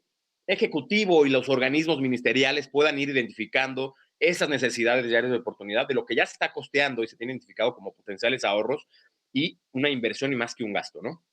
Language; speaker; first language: Spanish; native; Spanish